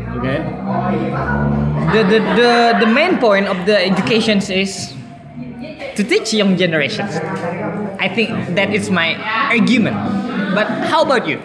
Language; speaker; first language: English; non-native, learner; Indonesian